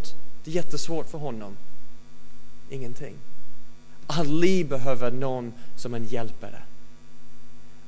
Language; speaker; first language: Swedish; non-native, fluent; English